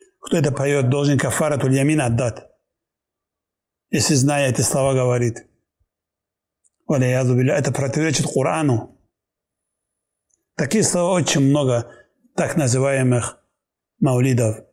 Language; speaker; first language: Russian; non-native, local second language; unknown